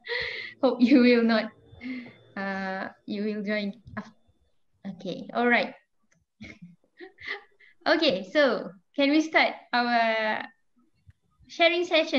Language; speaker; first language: English; non-native, fluent; Malay